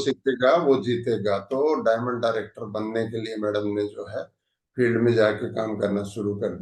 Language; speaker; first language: Hindi; native; Hindi